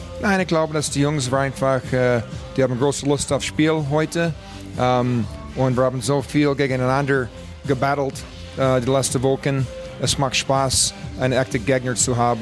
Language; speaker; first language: German; non-native, fluent; English